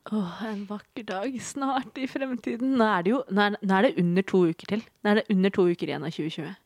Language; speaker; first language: Norwegian; native; Norwegian